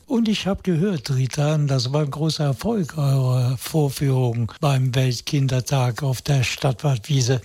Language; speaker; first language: German; native; German